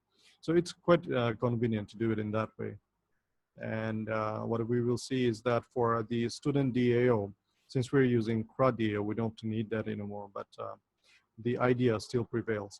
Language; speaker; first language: English; non-native, local second language; Bangla